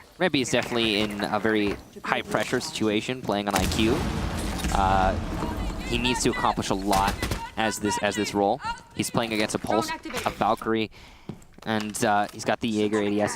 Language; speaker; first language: English; native; English